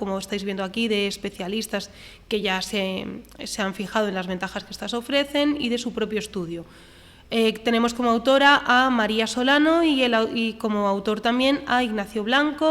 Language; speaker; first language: Spanish; native; Spanish